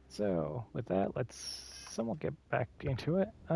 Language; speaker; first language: English; native; English